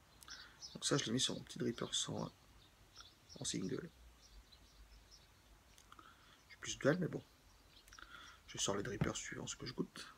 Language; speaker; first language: French; native; French